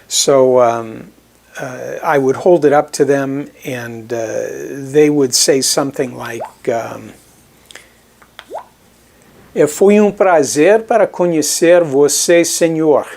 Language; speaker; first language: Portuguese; non-native, learner; English